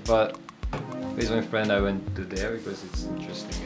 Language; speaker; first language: English; non-native, fluent; Japanese